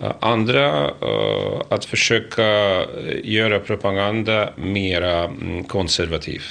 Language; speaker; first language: Swedish; non-native, fluent; Russian